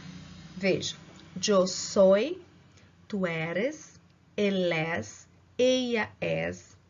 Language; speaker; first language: Spanish; non-native, fluent; Portuguese